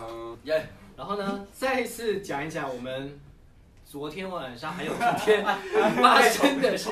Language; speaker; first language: Chinese; native; Chinese